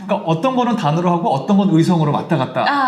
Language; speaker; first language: Korean; native; Korean